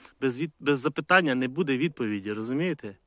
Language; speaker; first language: Ukrainian; native; Ukrainian